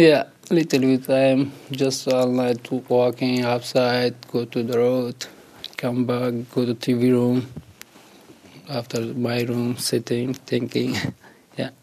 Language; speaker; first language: English; non-native, learner; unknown